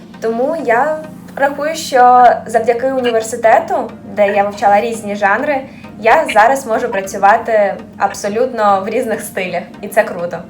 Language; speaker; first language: Ukrainian; native; Ukrainian